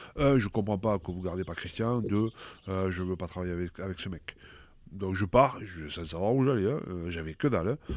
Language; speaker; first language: French; native; French